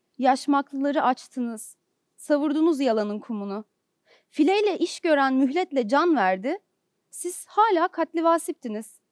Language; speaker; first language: Turkish; native; Turkish